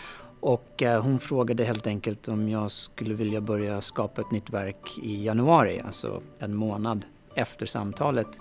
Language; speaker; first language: Swedish; non-native, fluent; English